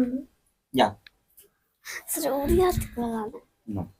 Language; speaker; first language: English; non-native, local second language; Odia